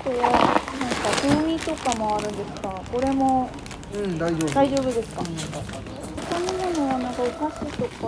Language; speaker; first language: Japanese; non-native, learner; Korean